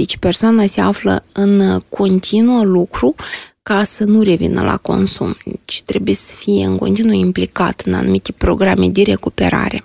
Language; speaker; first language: Romanian; native; Romanian